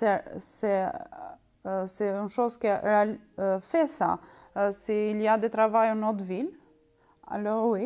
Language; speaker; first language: French; non-native, learner; Albanian